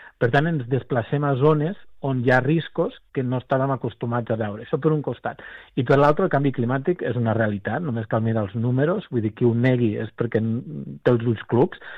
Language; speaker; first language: Catalan; native; Catalan